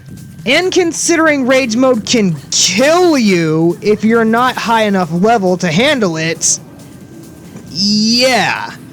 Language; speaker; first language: English; native; English